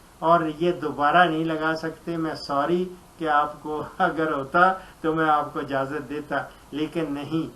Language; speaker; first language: Urdu; non-native, local second language; Punjabi